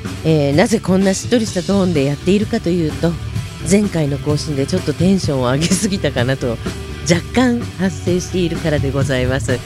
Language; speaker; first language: Japanese; native; Japanese